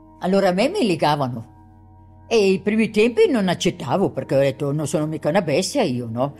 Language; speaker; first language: Italian; non-native, local second language; German